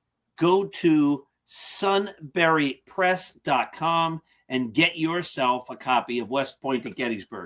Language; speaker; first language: English; native; English